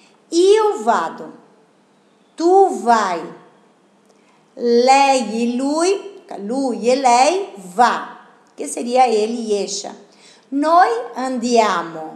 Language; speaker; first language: Italian; non-native, fluent; Portuguese